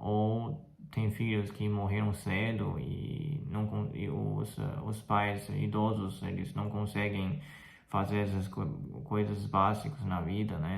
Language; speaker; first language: Portuguese; non-native, fluent; Chinese